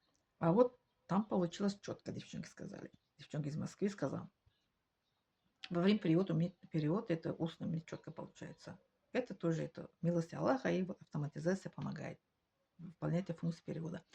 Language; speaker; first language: Russian; non-native, learner; Tajik